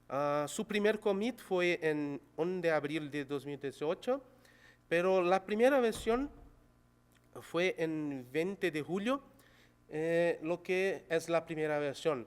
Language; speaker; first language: Spanish; non-native, local second language; Portuguese